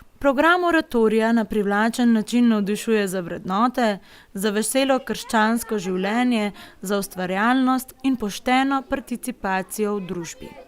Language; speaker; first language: Slovenian; native; Slovenian